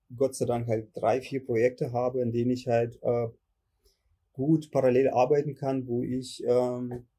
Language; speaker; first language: German; early bilingual, other home language; Russian